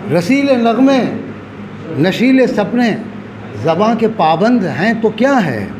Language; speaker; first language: Urdu; native; Urdu